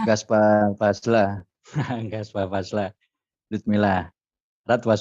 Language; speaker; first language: Russian; non-native, learner; Indonesian